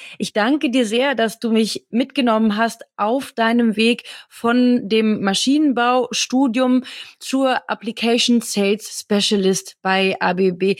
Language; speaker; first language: German; native; German